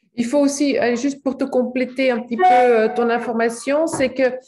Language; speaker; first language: French; native; French